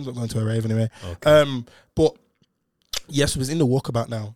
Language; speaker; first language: English; native; English